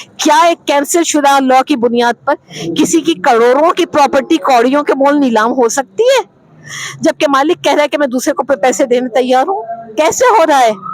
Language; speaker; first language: Urdu; native; Urdu